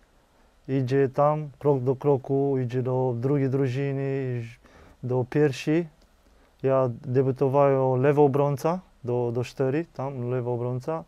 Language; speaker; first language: Polish; non-native, learner; Romanian